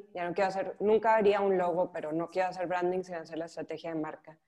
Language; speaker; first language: Spanish; native; Spanish